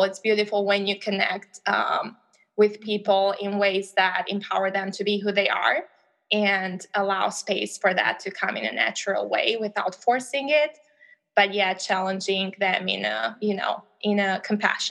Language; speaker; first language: English; non-native, fluent; Albanian